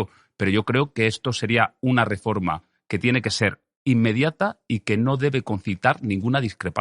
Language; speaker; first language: Spanish; native; Spanish